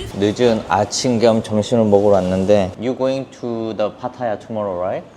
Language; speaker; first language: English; non-native, learner; Korean